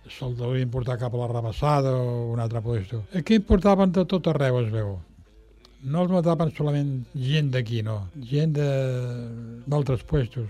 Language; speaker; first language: Catalan; native; Catalan